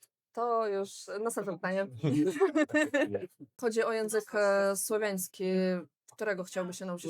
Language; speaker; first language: Polish; non-native, fluent; Belarusian